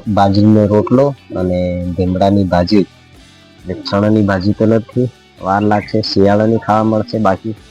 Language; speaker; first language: Gujarati; non-native, local second language; Bhili